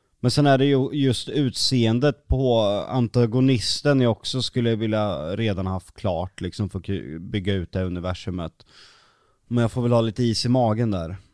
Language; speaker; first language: Swedish; native; Swedish